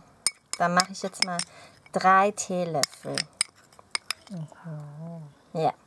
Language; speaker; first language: German; early bilingual, other home language; Thai